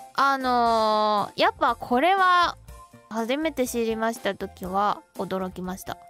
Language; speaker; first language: Japanese; non-native, fluent; Chinese